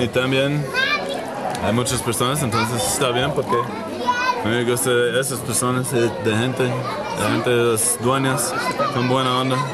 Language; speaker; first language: Spanish; non-native, learner; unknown